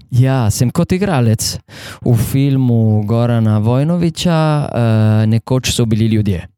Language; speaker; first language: Slovenian; non-native, fluent; Italian